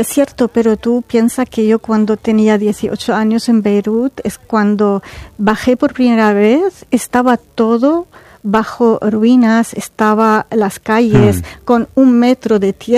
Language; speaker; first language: Spanish; non-native, fluent; Arabic